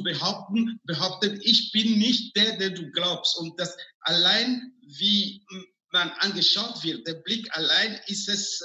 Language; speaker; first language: German; non-native, fluent; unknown